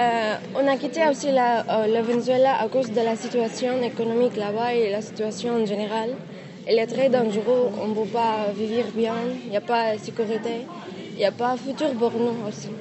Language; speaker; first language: French; non-native, learner; Arabic